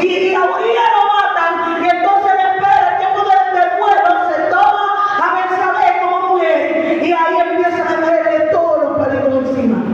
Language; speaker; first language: Spanish; native; Spanish